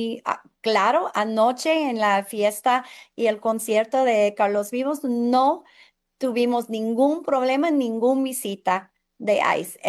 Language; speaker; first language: Spanish; non-native, fluent; English